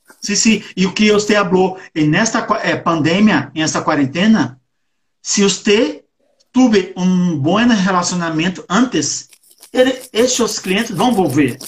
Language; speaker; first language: Portuguese; non-native, learner; Spanish